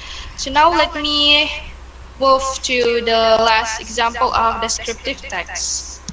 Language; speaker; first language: English; non-native, learner; Indonesian